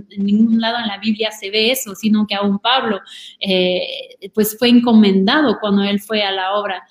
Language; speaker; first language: Spanish; non-native, fluent; French